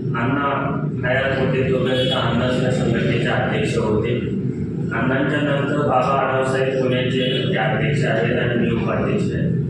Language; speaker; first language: Marathi; native; Marathi